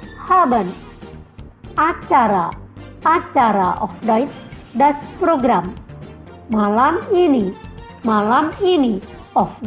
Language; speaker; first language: German; non-native, fluent; Indonesian